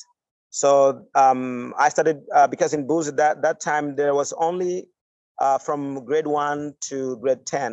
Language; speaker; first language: English; non-native, fluent; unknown